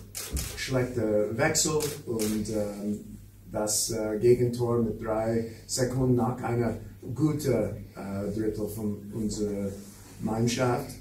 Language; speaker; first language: German; non-native, learner; English